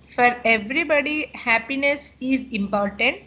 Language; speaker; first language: English; non-native, local second language; Telugu